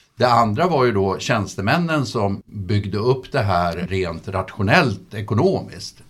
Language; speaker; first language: Swedish; native; Swedish